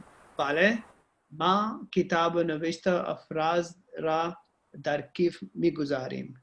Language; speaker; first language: Persian; non-native, learner; Urdu